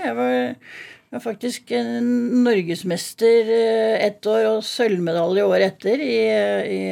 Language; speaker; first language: Norwegian; native; Norwegian